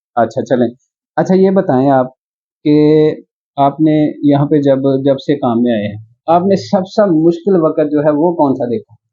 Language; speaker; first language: Urdu; non-native, local second language; Punjabi